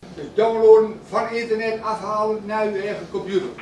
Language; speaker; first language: Dutch; native; Dutch